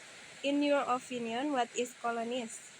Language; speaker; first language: English; non-native, learner; Indonesian